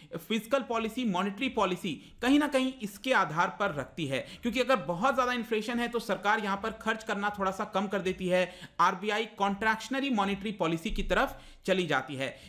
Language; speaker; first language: Hindi; native; Hindi